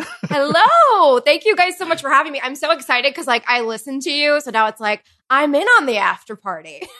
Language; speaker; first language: English; native; English